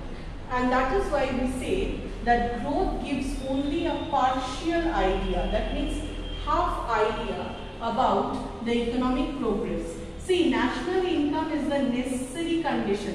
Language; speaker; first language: English; non-native, local second language; Bangla